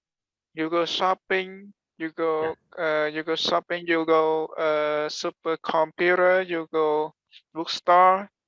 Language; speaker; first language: English; non-native, learner; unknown